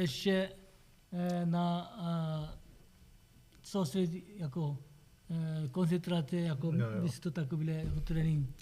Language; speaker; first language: Czech; non-native, learner; Korean